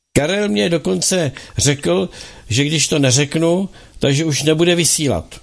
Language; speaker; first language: Czech; native; Czech